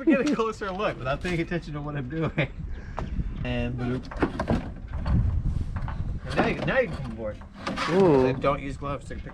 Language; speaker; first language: English; native; English